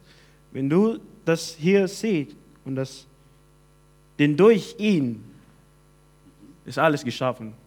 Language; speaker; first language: German; non-native, fluent; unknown